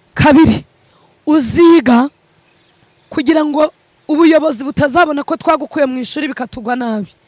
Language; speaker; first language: Kinyarwanda; early bilingual, other home language; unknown